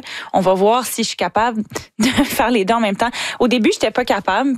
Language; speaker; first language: French; native; French